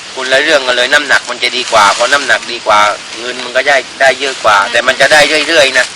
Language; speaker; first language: Thai; native; Thai